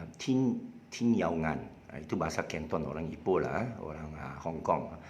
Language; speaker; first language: Malay; non-native, local second language; Chinese